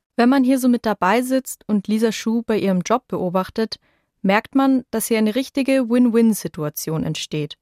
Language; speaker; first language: German; native; German